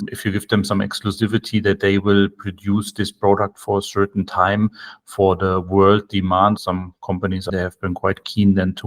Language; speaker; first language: English; non-native, fluent; German